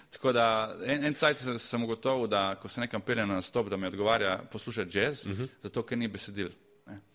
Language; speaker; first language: Slovenian; early bilingual, other home language; Croatian